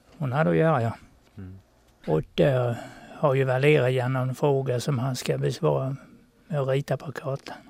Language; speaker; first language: Swedish; native; Swedish